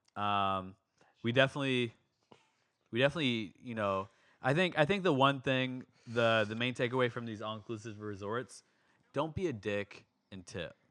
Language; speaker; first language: English; native; English